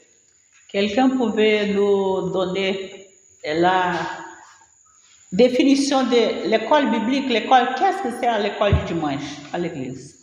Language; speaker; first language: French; non-native, learner; Portuguese